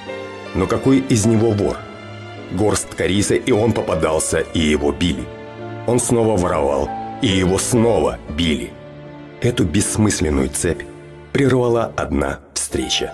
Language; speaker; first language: Russian; native; Russian